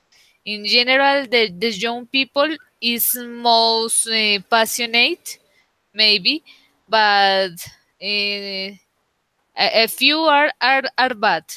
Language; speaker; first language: English; non-native, learner; Spanish